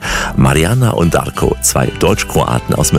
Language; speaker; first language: German; native; German